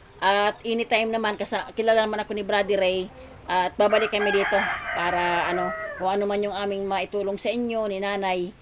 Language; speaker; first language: Filipino; non-native, local second language; Masbatenyo